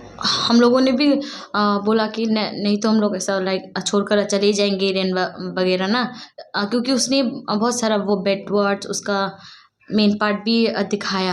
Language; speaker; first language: Hindi; non-native, local second language; Kok Borok